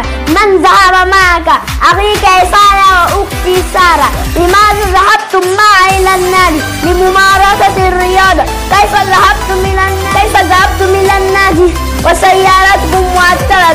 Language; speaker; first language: Arabic; non-native, learner; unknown